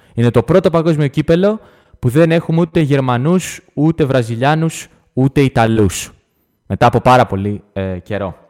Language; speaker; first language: Greek; native; Greek